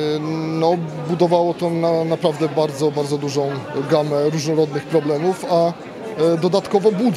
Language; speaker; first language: Polish; native; Polish